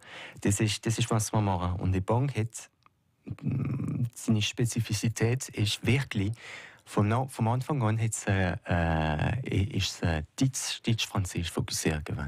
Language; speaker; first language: German; non-native, local second language; French